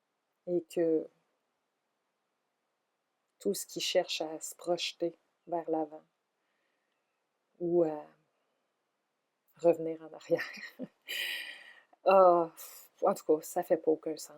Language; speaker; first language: French; native; French